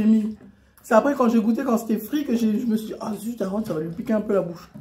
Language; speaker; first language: French; native; French